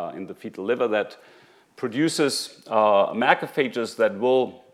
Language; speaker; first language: English; non-native, fluent; German